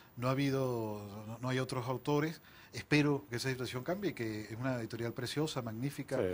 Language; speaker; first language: Spanish; native; Spanish